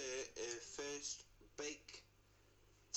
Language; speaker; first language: English; native; English